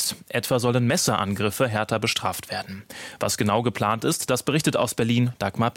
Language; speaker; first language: German; native; German